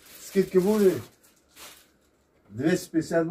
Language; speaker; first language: Russian; non-native, learner; Tajik